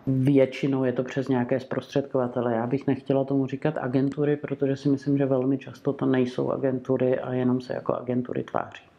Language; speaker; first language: Czech; native; Czech